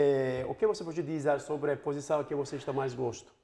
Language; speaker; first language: Portuguese; non-native, fluent; Turkish